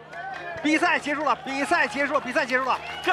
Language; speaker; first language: Chinese; native; Chinese